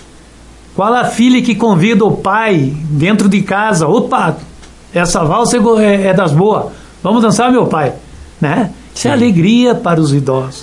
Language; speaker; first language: Portuguese; native; Portuguese